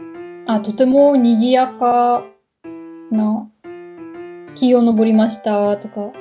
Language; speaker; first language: Japanese; non-native, learner; German